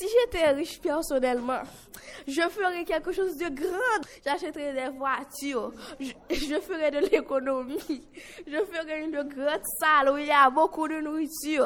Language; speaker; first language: French; non-native, local second language; Haitian Creole